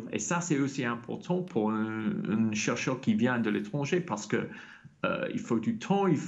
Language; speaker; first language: French; non-native, fluent; English